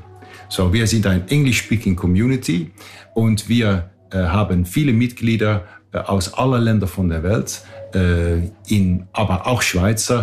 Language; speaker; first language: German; non-native, fluent; Dutch